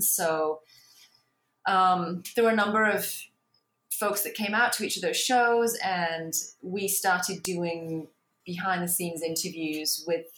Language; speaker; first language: English; native; English